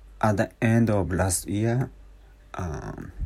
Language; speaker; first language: English; non-native, learner; Japanese